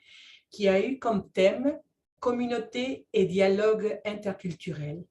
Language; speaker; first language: French; non-native, fluent; Spanish